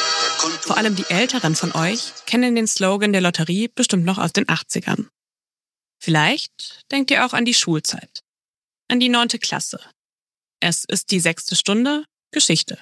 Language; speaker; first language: German; native; German